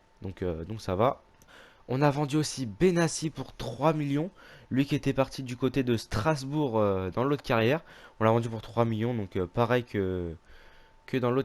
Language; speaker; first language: French; native; French